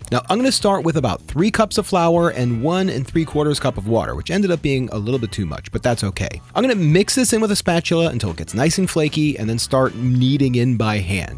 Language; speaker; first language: English; native; English